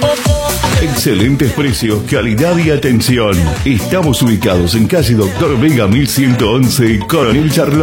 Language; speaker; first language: Spanish; native; Spanish